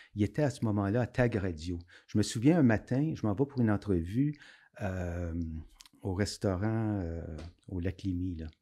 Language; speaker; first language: French; native; French